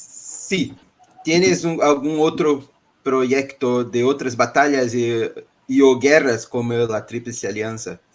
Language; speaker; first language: Spanish; non-native, learner; Portuguese